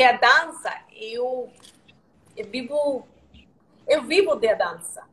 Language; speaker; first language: Portuguese; non-native, learner; Spanish